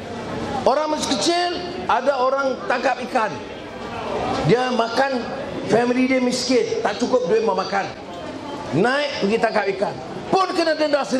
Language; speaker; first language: Malay; native; Malay